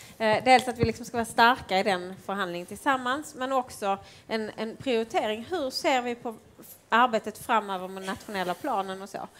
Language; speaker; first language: Swedish; native; Swedish